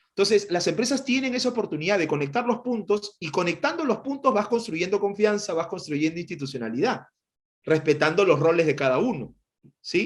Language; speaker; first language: Spanish; native; Spanish